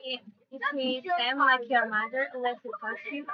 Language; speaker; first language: English; non-native, learner; Indonesian